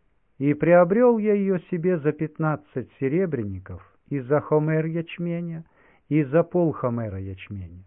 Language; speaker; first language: Russian; native; Russian